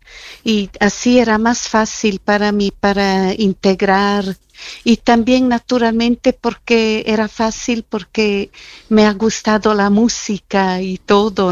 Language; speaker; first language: Spanish; non-native, fluent; German